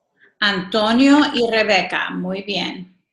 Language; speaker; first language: Spanish; non-native, fluent; English